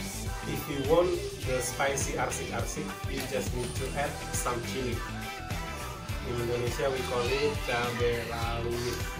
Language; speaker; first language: English; non-native, learner; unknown